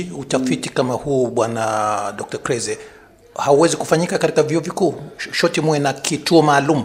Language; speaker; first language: Swahili; native; Swahili